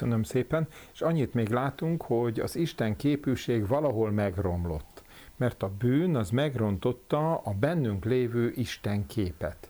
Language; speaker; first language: Hungarian; native; Hungarian